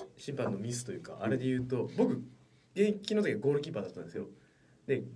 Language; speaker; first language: Japanese; native; Japanese